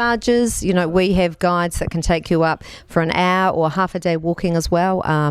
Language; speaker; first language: English; native; English